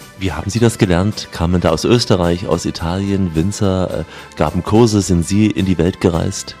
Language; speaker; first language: German; native; German